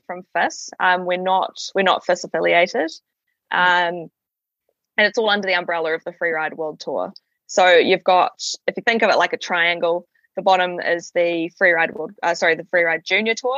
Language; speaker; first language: English; native; English